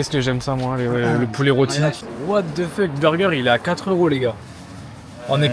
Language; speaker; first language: French; native; French